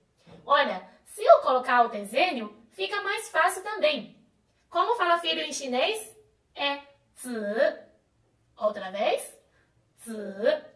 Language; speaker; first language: Portuguese; non-native, fluent; Chinese